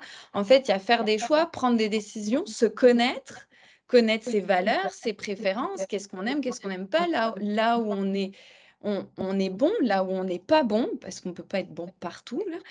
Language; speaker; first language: French; native; French